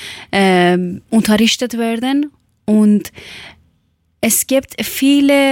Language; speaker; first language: German; non-native, learner; Persian